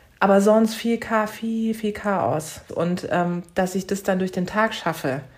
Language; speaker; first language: German; early bilingual, other home language; Turkish